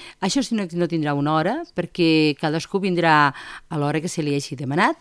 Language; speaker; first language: Catalan; native; Catalan